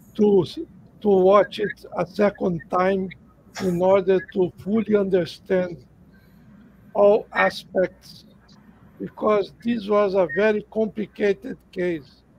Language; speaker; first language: English; non-native, fluent; Portuguese